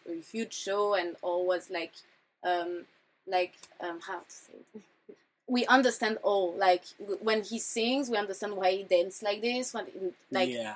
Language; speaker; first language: English; non-native, fluent; French